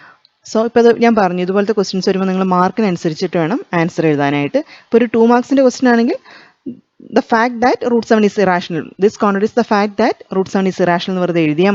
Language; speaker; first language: Malayalam; native; Malayalam